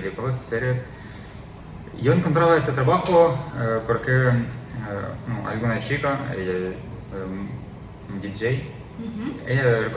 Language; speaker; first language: Spanish; non-native, learner; Ukrainian